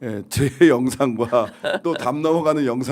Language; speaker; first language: Korean; native; Korean